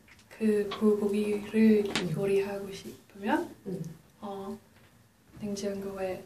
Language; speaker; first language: Korean; non-native, learner; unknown